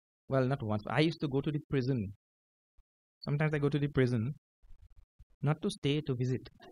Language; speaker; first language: English; early bilingual, other home language; Hindi